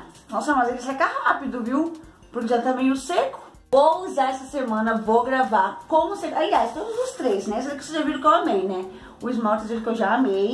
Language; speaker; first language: Portuguese; native; Portuguese